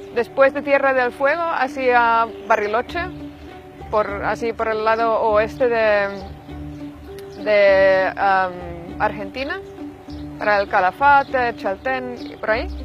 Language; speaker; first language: Spanish; non-native, fluent; Finnish